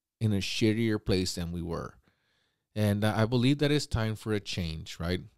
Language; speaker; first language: English; native; English